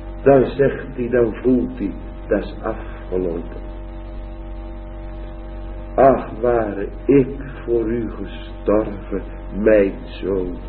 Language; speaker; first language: Dutch; native; Dutch